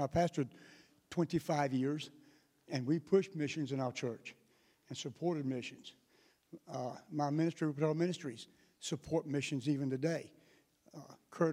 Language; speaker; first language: English; native; English